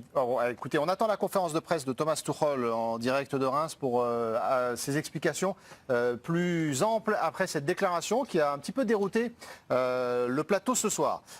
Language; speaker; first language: French; native; French